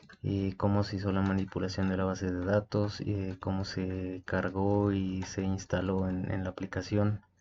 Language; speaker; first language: Spanish; native; Spanish